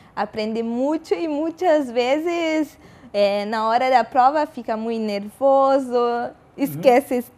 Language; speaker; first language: Spanish; non-native, learner; Portuguese